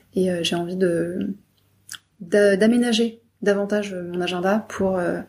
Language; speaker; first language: French; native; French